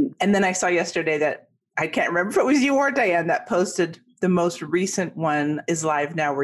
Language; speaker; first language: English; native; English